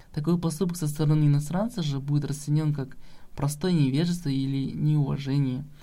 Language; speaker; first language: Russian; non-native, local second language; Kazakh